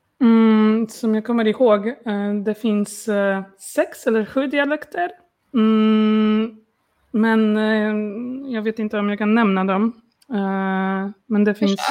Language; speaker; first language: Swedish; non-native, learner; Polish